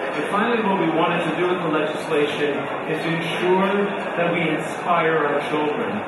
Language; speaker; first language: English; early bilingual, other home language; Italian